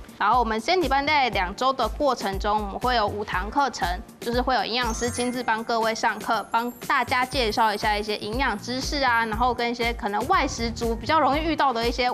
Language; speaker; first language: Chinese; native; Chinese